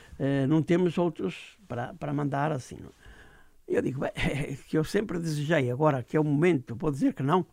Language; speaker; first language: Portuguese; native; Portuguese